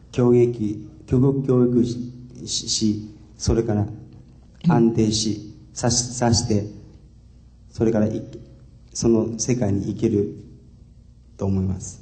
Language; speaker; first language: Japanese; non-native, fluent; Chinese